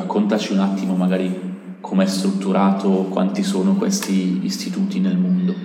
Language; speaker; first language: Italian; native; Italian